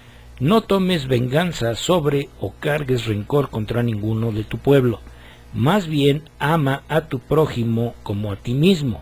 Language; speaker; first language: Spanish; native; Spanish